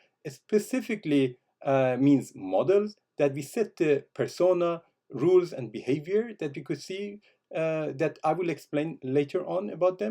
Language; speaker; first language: English; non-native, fluent; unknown